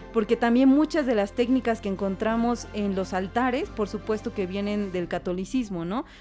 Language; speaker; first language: Spanish; native; Spanish